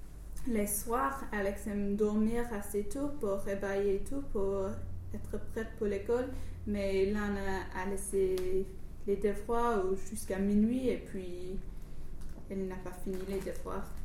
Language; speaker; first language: French; non-native, learner; English